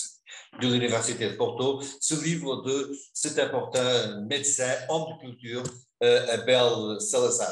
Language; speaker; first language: French; non-native, fluent; Portuguese